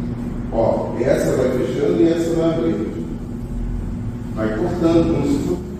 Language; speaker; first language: Portuguese; native; Portuguese